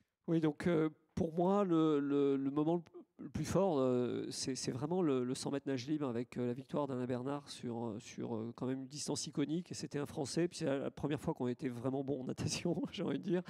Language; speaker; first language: French; native; French